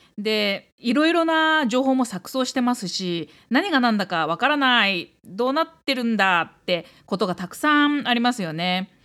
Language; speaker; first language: Japanese; native; Japanese